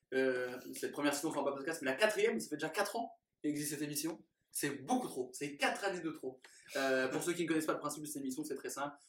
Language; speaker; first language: French; native; French